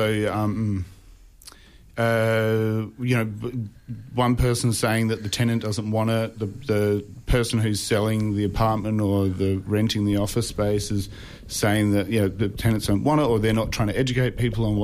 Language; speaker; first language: English; native; English